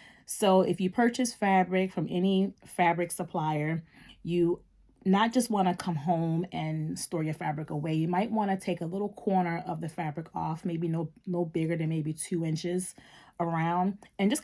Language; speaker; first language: English; native; English